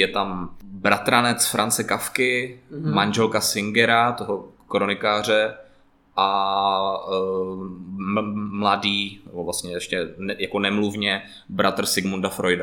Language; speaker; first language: Czech; native; Czech